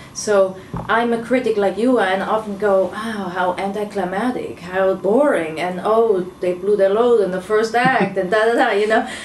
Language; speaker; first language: English; non-native, fluent; German